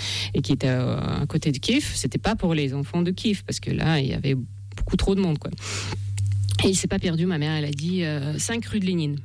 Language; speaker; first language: French; non-native, fluent; Russian